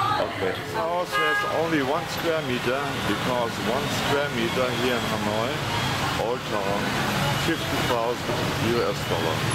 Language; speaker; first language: English; non-native, fluent; German